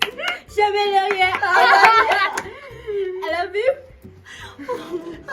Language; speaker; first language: Chinese; non-native, fluent; Mongolian